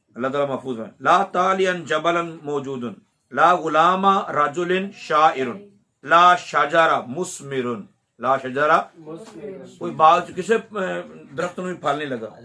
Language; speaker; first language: Urdu; non-native, local second language; Punjabi